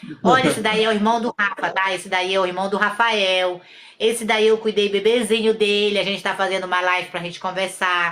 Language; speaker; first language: Portuguese; native; Portuguese